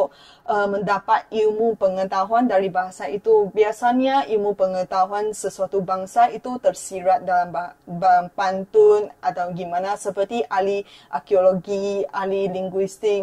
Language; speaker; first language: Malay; non-native, fluent; Chinese